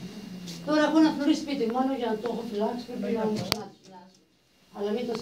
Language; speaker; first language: Greek; native; Greek